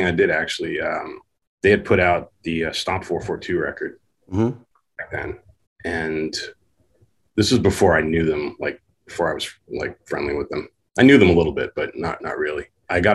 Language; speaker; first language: English; native; English